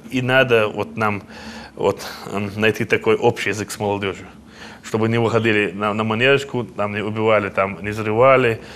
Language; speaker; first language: Russian; non-native, local second language; Chechen